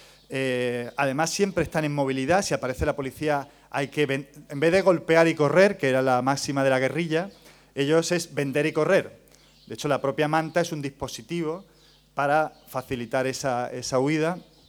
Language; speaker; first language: Spanish; native; Spanish